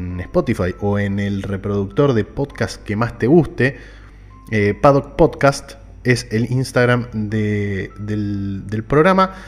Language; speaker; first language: Spanish; native; Spanish